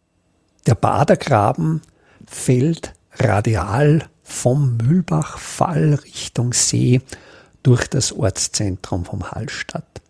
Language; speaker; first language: German; native; German